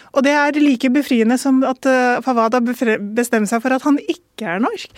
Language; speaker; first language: Norwegian; early bilingual, other home language; Urdu